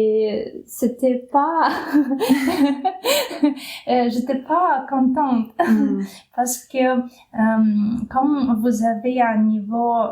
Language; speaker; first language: French; non-native, fluent; Ukrainian